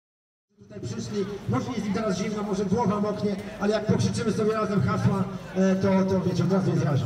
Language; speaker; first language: Polish; native; Polish